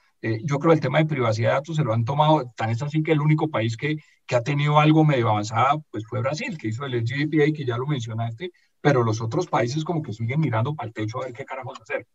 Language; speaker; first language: Spanish; native; Spanish